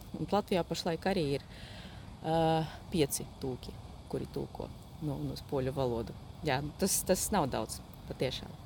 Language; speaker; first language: Latvian; non-native, local second language; Polish